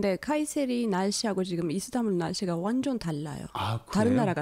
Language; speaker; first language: Korean; non-native, fluent; Turkish